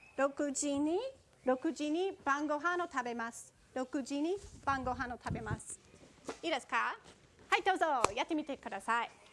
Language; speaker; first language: Japanese; non-native, fluent; English